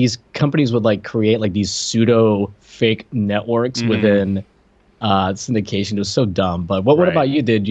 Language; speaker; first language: English; non-native, fluent; Spanish